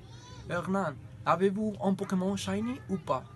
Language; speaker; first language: French; non-native, learner; Spanish